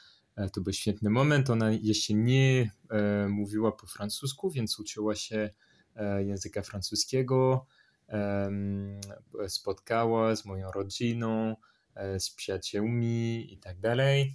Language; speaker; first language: Polish; non-native, learner; French